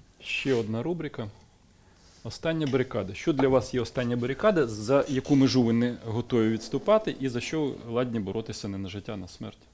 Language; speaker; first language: Ukrainian; non-native, local second language; Russian